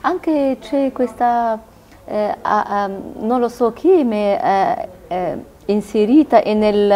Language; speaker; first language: Italian; non-native, learner; Arabic